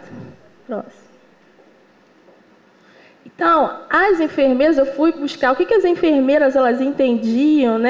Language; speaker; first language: Portuguese; native; Portuguese